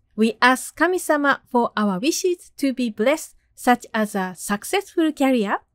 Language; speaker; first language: English; non-native, fluent; Japanese